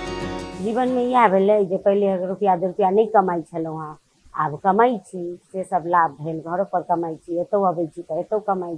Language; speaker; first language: Hindi; non-native, local second language; Maithili